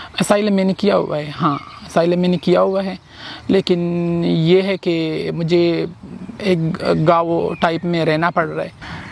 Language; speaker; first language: Urdu; non-native, local second language; Pashto